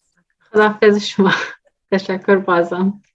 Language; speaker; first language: Persian; early bilingual, heritage; Persian